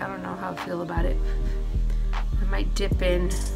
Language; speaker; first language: English; early bilingual, other home language; Spanish